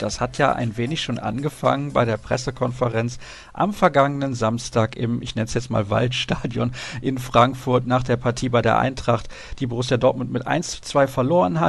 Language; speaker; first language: German; native; German